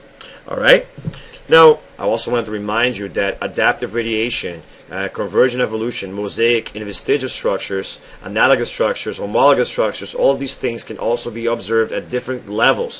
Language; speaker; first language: English; non-native, fluent; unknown